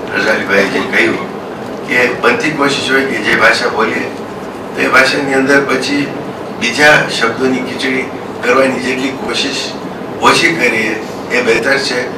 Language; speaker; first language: Gujarati; early bilingual, heritage; Gujarati